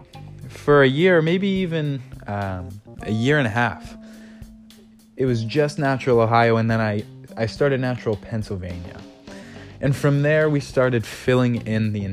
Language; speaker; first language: English; native; English